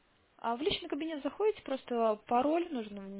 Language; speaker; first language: Russian; native; Russian